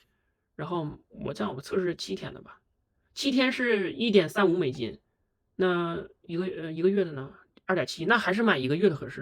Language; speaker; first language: Chinese; native; Chinese